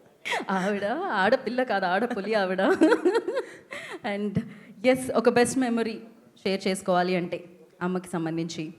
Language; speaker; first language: Telugu; native; Telugu